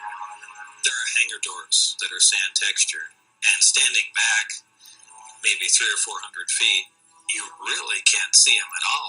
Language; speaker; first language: English; native; English